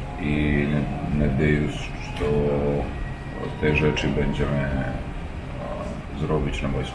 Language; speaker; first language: Polish; non-native, learner; Serbian